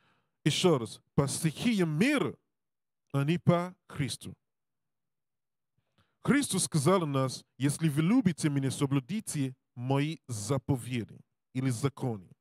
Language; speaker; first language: Russian; non-native, learner; English